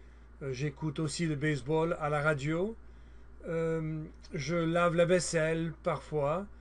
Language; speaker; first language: French; non-native, learner; English